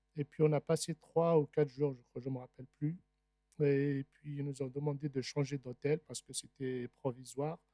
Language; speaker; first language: French; non-native, local second language; Arabic